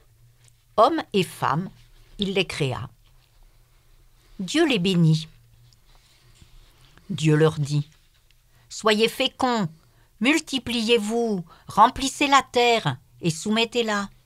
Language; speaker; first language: French; native; French